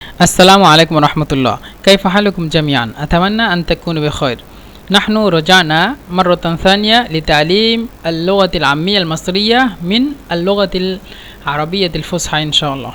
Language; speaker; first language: Arabic; non-native, fluent; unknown